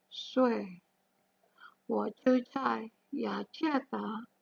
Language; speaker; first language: Chinese; non-native, learner; Indonesian